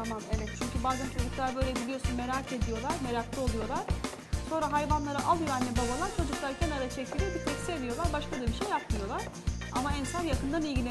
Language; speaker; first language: Turkish; native; Turkish